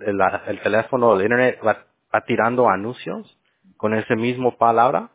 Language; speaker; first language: Spanish; early bilingual, heritage; Spanish